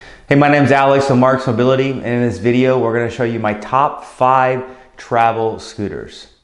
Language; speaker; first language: English; native; English